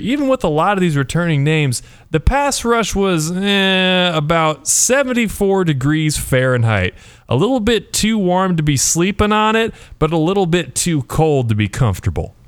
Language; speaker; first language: English; native; English